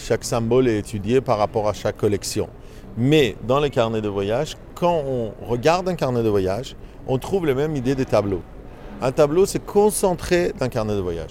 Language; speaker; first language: French; non-native, fluent; Persian